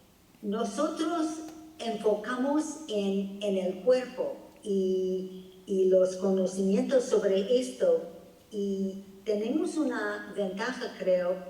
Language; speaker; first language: Spanish; non-native, fluent; English